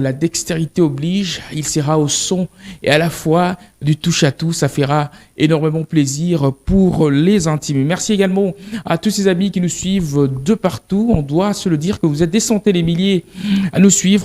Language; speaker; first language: French; non-native, local second language; Lingala